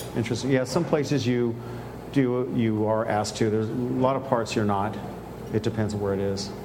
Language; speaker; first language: English; native; English